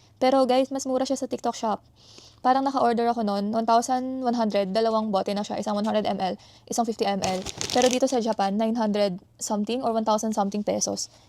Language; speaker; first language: Filipino; native; Filipino